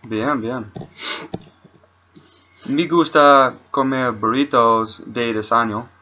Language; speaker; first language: Spanish; non-native, learner; English